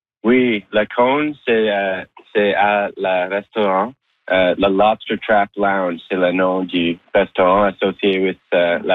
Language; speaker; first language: French; non-native, learner; English